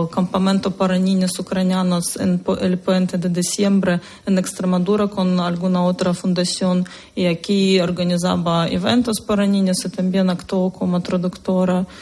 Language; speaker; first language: Spanish; non-native, learner; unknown